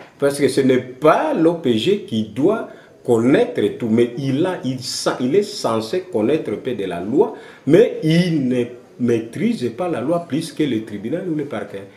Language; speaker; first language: French; non-native, local second language; Swahili